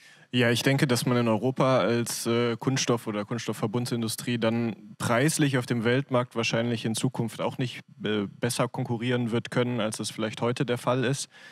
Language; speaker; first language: German; native; German